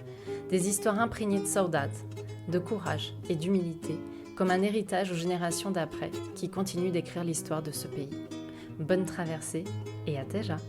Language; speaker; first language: French; native; French